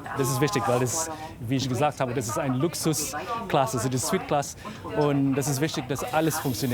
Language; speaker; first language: German; non-native, fluent; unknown